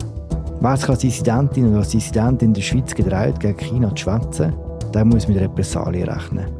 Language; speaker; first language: German; native; German